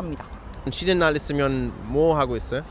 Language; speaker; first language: Korean; non-native, learner; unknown